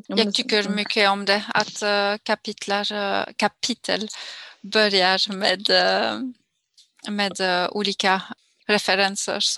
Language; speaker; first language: Swedish; non-native, fluent; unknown